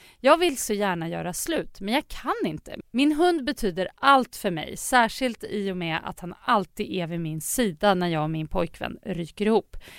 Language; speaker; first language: Swedish; native; Swedish